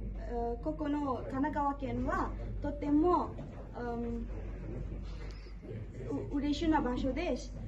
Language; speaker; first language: Japanese; non-native, learner; Khasi